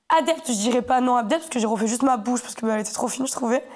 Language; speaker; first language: French; native; French